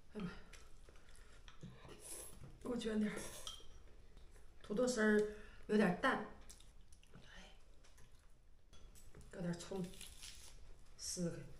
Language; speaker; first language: Chinese; native; Chinese